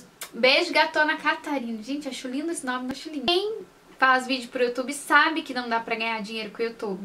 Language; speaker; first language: Portuguese; native; Portuguese